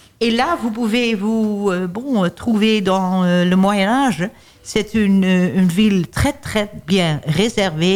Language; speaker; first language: French; non-native, learner; Dutch